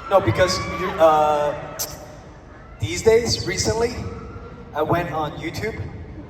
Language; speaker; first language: English; non-native, fluent; Chinese